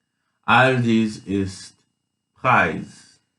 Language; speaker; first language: German; non-native, fluent; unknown